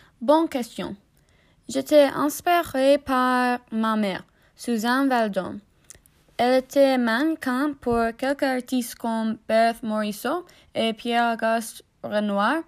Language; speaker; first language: French; non-native, learner; English